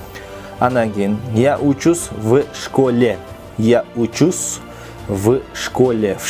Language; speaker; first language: Russian; non-native, fluent; Kyrgyz